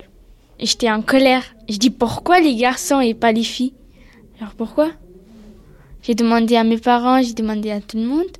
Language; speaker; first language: French; early bilingual, other home language; Pashto